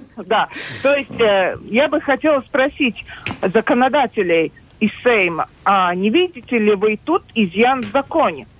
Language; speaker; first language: Russian; non-native, local second language; Latvian